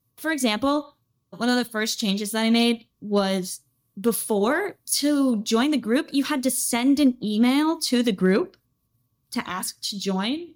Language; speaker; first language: English; native; English